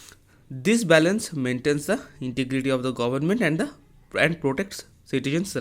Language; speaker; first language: English; non-native, local second language; Hindi